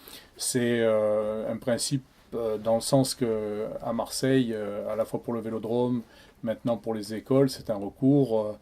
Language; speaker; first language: French; native; French